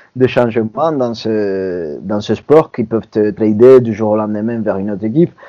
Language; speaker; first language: French; non-native, fluent; Spanish